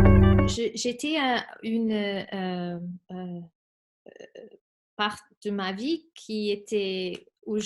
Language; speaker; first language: French; non-native, fluent; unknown